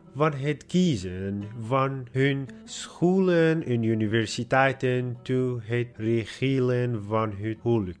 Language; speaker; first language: Dutch; non-native, learner; Arabic